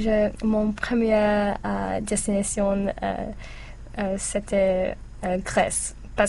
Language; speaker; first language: French; non-native, learner; English